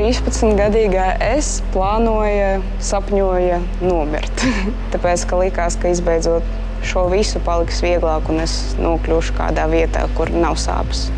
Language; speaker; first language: Latvian; non-native, local second language; Russian